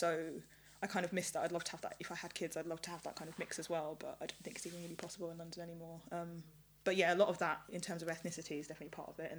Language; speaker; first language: English; early bilingual, other home language; Yoruba